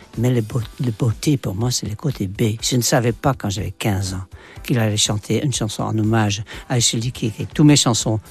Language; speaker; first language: French; non-native, fluent; Dutch